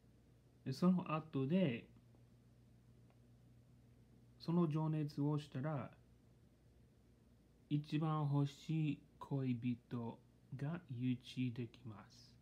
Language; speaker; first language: Japanese; non-native, learner; English